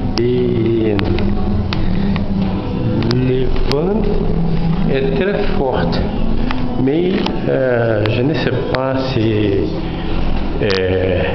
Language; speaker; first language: French; non-native, learner; Portuguese